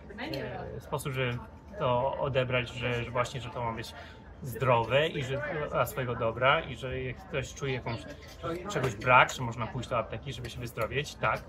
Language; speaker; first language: Polish; early bilingual, heritage; English